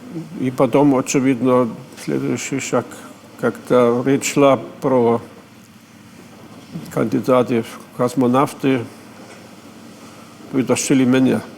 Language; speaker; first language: Russian; non-native, fluent; German